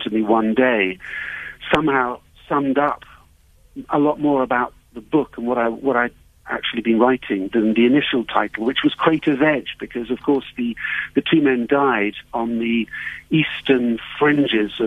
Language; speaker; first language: English; native; English